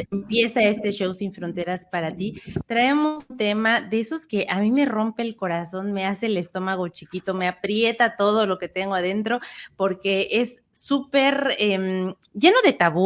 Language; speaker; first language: Spanish; native; Spanish